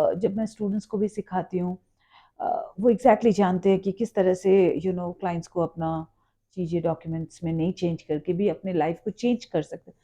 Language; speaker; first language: Hindi; non-native, local second language; Bangla